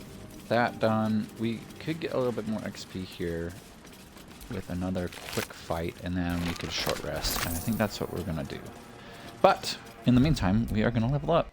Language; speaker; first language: English; native; English